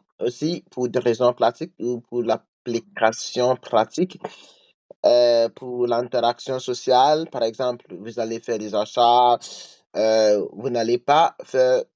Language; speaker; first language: French; non-native, learner; English